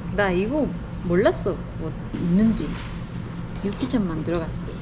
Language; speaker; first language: Korean; non-native, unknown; Spanish